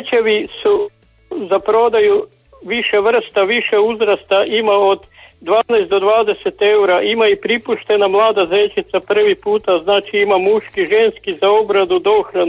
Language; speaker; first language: Croatian; native; Croatian